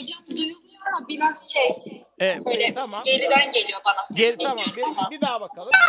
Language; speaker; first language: Turkish; native; Turkish